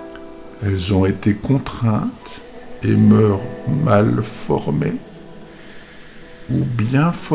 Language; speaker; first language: French; native; French